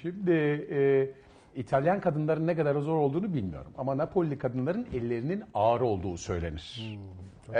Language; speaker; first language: Turkish; native; Turkish